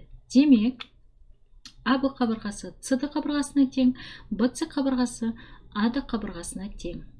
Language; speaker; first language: Kazakh; native; Kazakh